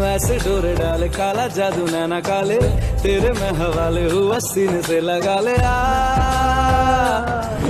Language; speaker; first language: Hindi; native; Hindi